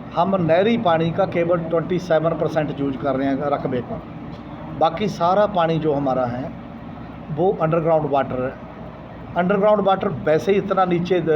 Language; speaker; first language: Hindi; non-native, local second language; Punjabi